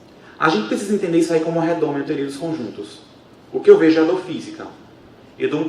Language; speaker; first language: Portuguese; native; Portuguese